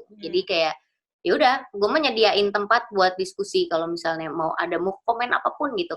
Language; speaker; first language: Indonesian; native; Indonesian